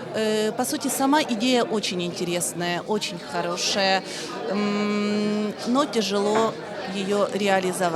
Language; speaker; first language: Russian; non-native, fluent; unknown